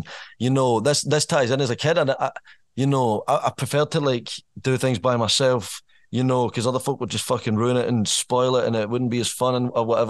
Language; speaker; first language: English; native; English